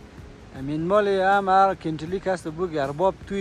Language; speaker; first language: Persian; native; Persian